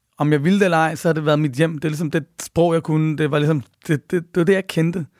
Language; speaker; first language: Danish; early bilingual, other home language; Persian